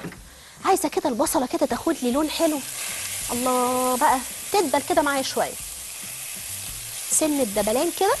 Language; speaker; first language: Arabic; native; Arabic